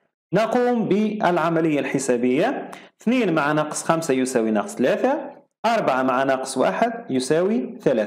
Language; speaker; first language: Arabic; native; Arabic